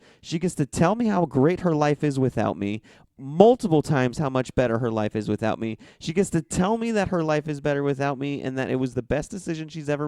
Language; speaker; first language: English; native; English